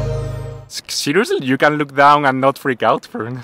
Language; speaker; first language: English; non-native, fluent; Spanish